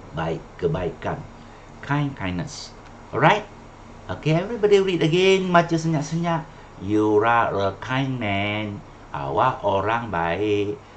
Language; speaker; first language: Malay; non-native, local second language; Chinese